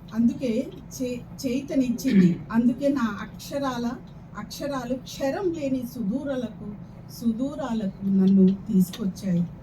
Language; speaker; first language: Telugu; non-native, local second language; Lambadi